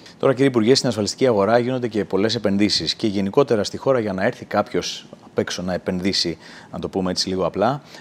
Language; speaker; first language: Greek; native; Greek